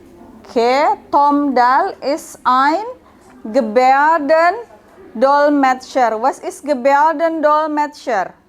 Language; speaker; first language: German; non-native, learner; Indonesian